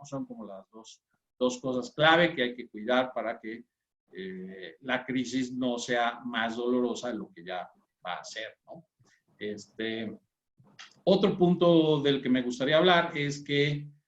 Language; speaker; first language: Spanish; native; Spanish